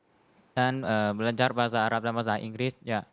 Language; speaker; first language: Indonesian; non-native, learner; Thai